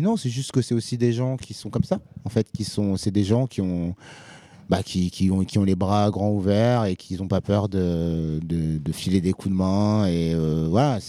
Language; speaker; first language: French; native; French